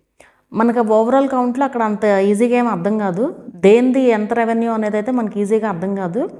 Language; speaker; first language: Telugu; native; Telugu